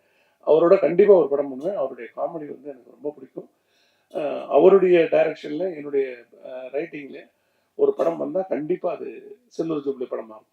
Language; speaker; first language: Tamil; native; Tamil